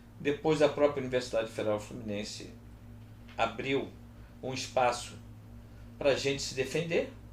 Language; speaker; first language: Portuguese; early bilingual, other home language; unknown